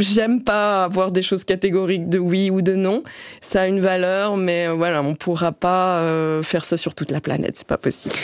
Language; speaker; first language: French; native; French